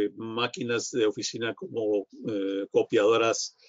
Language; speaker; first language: Spanish; non-native, fluent; English